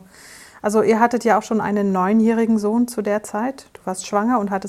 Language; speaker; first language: German; native; German